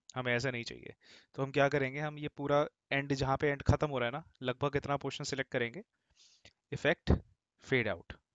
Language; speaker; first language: Hindi; native; Hindi